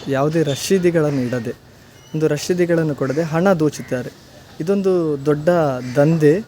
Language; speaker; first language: Kannada; non-native, local second language; Tulu